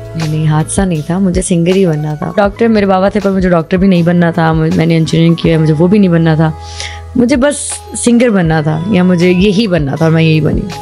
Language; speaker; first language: Urdu; native; Urdu